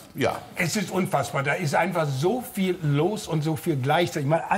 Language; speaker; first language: German; non-native, fluent; English